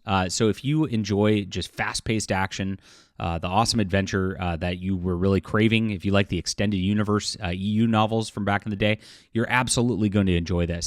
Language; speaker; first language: English; native; English